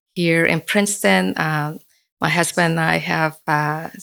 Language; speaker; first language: English; early bilingual, other home language; Spanish